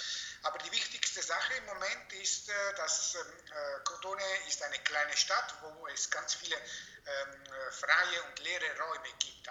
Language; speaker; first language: German; non-native, fluent; Italian